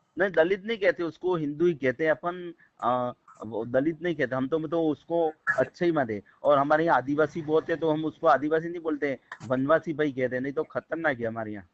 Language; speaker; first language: Hindi; native; Hindi